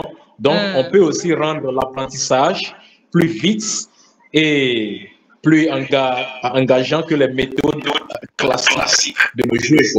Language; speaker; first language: French; non-native, fluent; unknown